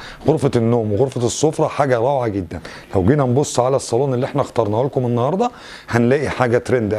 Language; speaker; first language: Arabic; native; Arabic